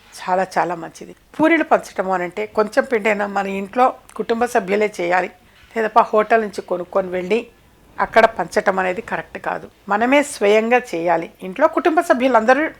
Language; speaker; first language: Telugu; native; Telugu